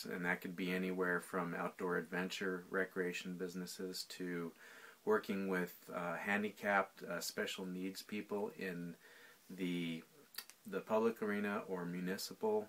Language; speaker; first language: English; native; English